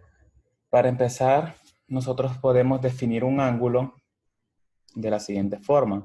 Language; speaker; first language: Spanish; native; Spanish